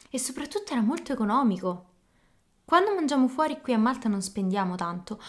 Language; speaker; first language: Italian; native; Italian